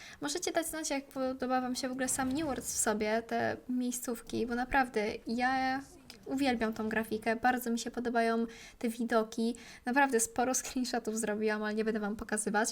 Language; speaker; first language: Polish; native; Polish